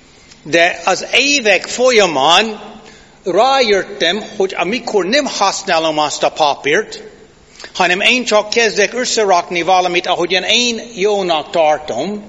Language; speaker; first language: Hungarian; non-native, fluent; English